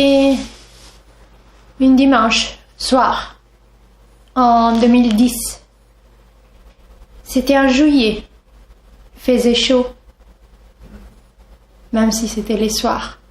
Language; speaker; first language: French; non-native, fluent; Italian